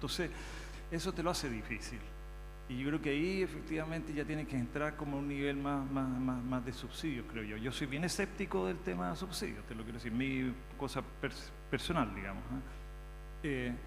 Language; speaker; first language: Spanish; native; Spanish